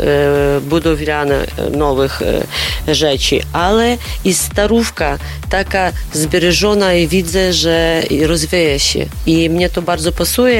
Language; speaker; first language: Polish; non-native, learner; Ukrainian